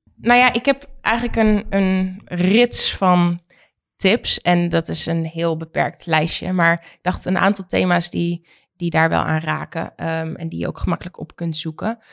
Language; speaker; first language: Dutch; native; Dutch